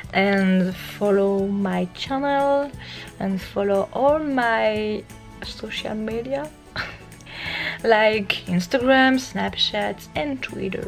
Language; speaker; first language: English; non-native, learner; French